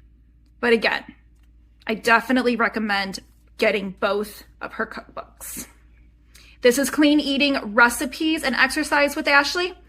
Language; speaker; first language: English; native; English